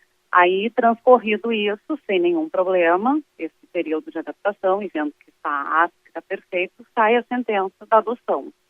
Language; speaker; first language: Portuguese; native; Portuguese